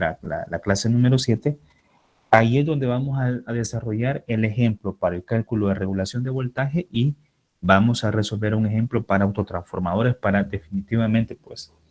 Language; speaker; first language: Spanish; native; Spanish